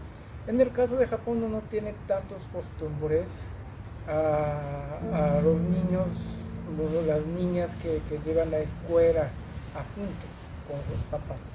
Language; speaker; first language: Spanish; non-native, learner; Japanese